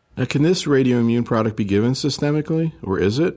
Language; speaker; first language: English; native; English